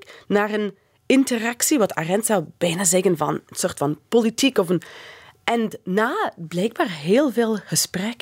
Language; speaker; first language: Dutch; non-native, fluent; English